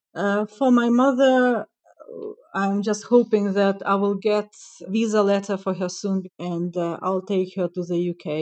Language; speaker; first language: English; non-native, fluent; Ukrainian